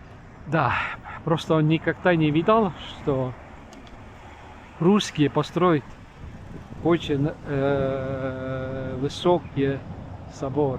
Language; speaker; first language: Russian; non-native, local second language; Estonian